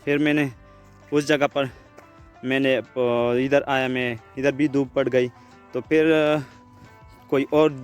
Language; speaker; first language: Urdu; non-native, local second language; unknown